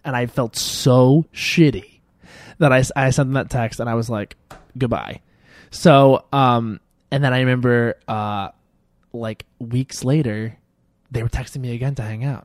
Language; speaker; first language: English; native; English